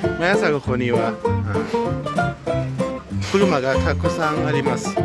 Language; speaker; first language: Japanese; non-native, learner; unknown